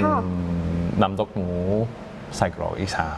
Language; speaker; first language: Thai; non-native, fluent; English